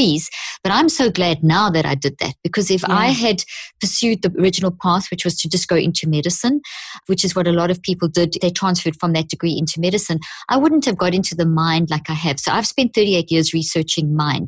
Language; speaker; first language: English; native; English